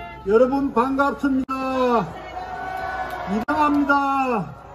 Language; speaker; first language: Korean; native; Korean